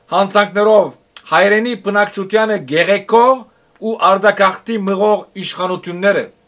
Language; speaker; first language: Armenian; early bilingual, heritage; Armenian